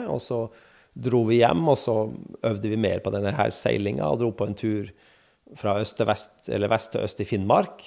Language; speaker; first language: Norwegian; native; Norwegian